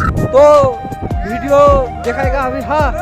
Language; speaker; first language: Hindi; non-native, local second language; Bangla